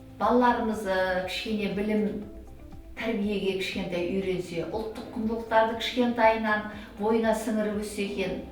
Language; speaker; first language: Kazakh; native; Kazakh